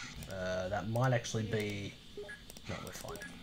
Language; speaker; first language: English; native; English